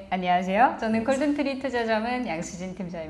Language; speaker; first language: Korean; native; Korean